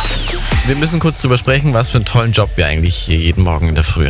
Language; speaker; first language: German; native; German